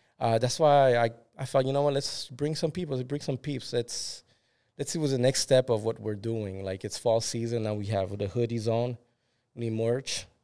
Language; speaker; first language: English; native; English